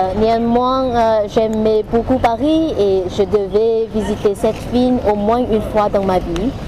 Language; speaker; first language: French; non-native, fluent; Vietnamese